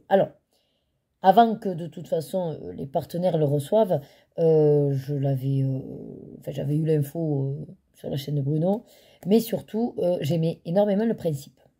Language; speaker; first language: French; native; French